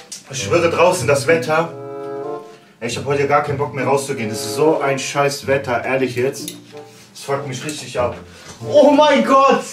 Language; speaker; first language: German; native; German